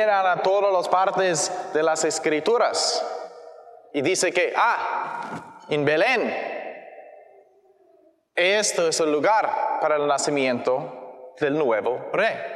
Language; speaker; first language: Spanish; non-native, learner; English